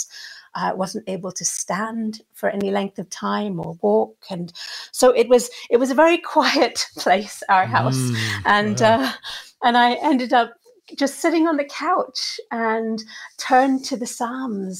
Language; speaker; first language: English; native; English